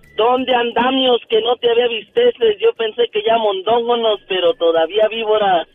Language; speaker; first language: Spanish; native; Spanish